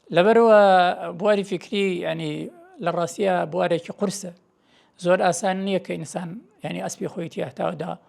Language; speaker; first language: Central Kurdish; non-native, local second language; Gurani